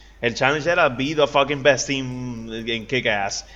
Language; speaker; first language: English; non-native, local second language; Spanish